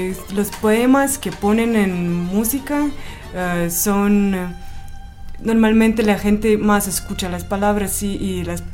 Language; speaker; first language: Spanish; non-native, fluent; Russian